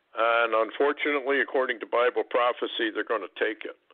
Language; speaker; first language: English; native; English